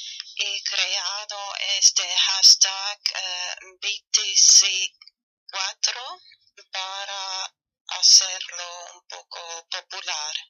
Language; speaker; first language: Spanish; non-native, fluent; German